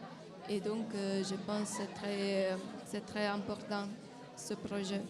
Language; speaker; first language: French; non-native, fluent; Italian